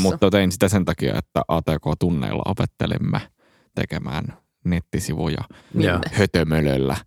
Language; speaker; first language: Finnish; native; Finnish